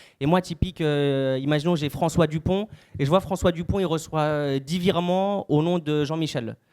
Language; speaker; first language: French; native; French